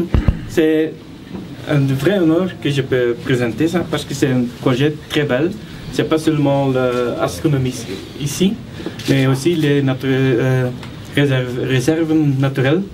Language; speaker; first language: French; non-native, learner; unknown